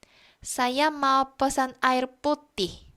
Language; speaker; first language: Indonesian; non-native, fluent; Korean